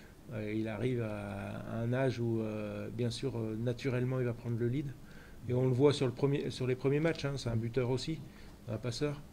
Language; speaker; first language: French; native; French